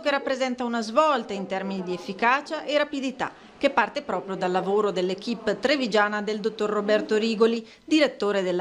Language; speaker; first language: Italian; native; Italian